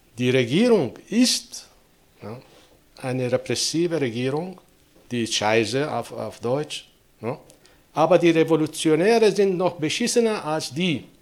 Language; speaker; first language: German; non-native, fluent; Arabic